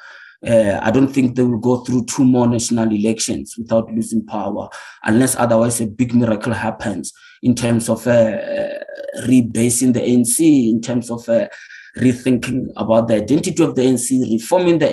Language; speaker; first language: English; non-native, local second language; Northern Sotho